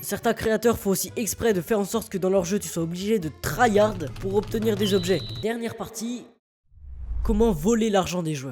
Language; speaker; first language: French; native; French